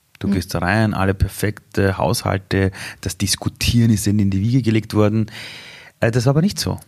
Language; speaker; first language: German; early bilingual, other home language; Persian